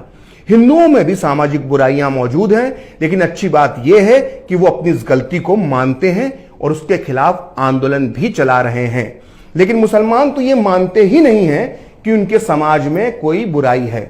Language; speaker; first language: Hindi; native; Hindi